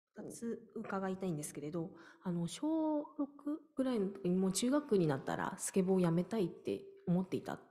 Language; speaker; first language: Japanese; native; Japanese